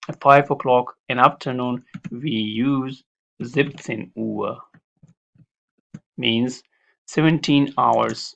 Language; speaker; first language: English; non-native, fluent; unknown